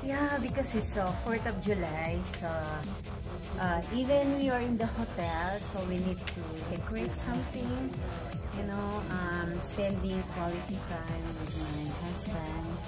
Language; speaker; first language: English; non-native, local second language; Filipino